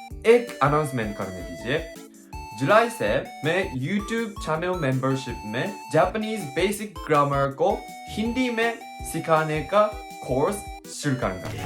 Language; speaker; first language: Hindi; non-native, learner; Japanese